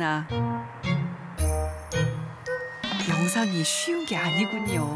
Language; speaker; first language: Korean; native; Korean